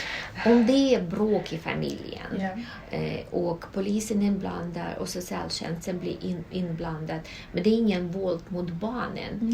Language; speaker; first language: Swedish; non-native, local second language; Russian